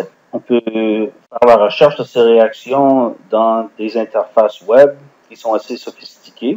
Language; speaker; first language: French; non-native, fluent; English